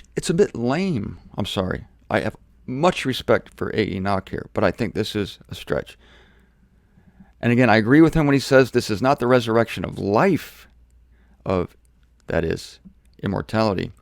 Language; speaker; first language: English; native; English